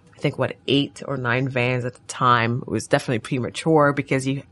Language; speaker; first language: English; non-native, fluent; Arabic